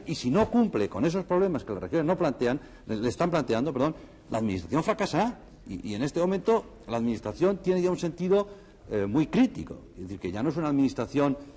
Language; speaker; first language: Spanish; native; Spanish